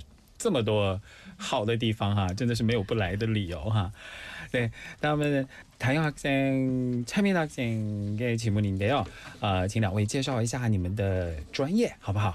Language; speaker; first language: Chinese; native; Chinese